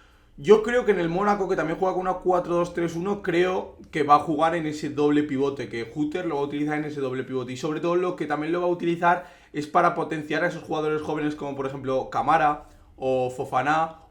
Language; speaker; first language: Spanish; native; Spanish